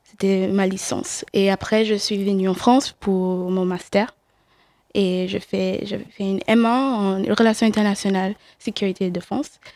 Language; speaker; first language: French; non-native, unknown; English